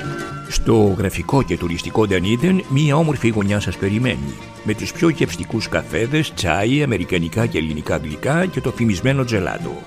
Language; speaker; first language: Greek; native; Greek